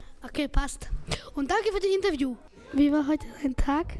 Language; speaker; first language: German; early bilingual, other home language; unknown